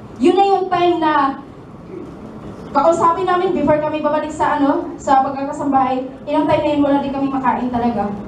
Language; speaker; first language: Filipino; non-native, local second language; Cebuano